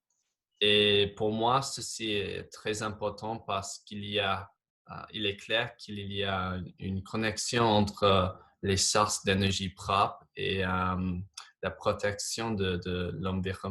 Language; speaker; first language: French; non-native, fluent; English